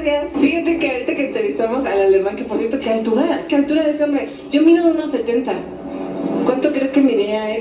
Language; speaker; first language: Spanish; native; Spanish